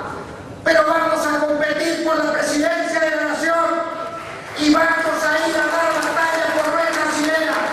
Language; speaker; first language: Spanish; native; Spanish